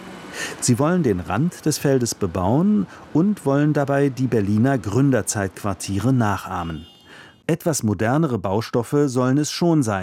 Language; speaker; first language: German; native; German